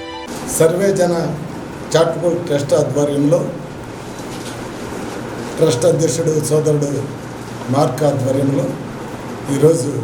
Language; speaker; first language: Telugu; native; Telugu